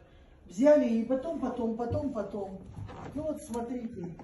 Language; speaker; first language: Russian; native; Russian